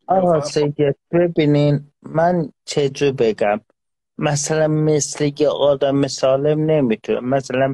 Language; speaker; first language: Persian; non-native, local second language; Azerbaijani